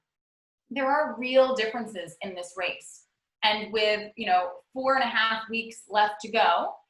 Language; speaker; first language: English; native; English